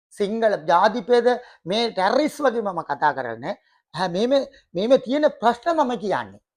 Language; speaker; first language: Sinhala; non-native, local second language; Tamil